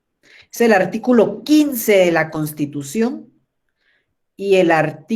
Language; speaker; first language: Spanish; native; Spanish